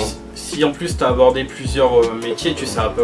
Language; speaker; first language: French; native; French